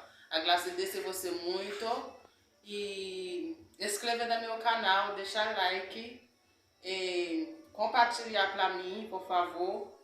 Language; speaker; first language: Portuguese; non-native, learner; Haitian Creole